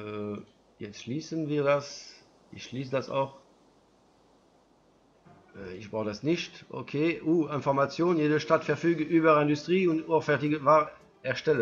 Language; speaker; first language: German; non-native, learner; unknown